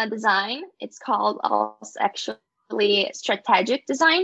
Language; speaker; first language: English; non-native, fluent; Portuguese